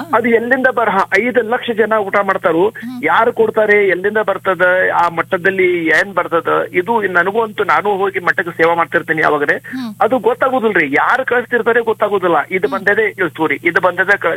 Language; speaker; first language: Kannada; non-native, local second language; Marathi